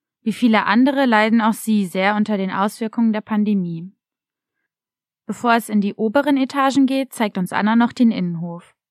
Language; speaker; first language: German; native; German